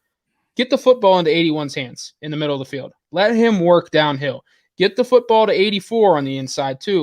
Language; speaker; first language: English; native; English